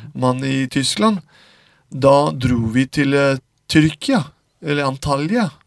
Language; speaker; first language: Norwegian; non-native, fluent; Spanish